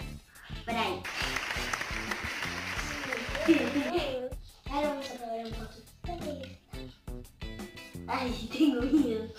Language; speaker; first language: Spanish; native; Spanish